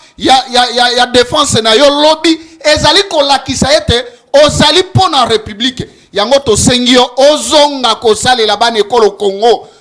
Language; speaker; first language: Lingala; native; Lingala